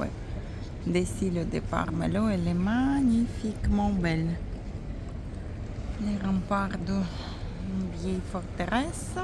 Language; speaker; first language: French; non-native, fluent; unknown